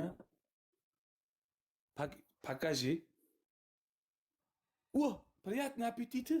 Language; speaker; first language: Russian; non-native, learner; Uzbek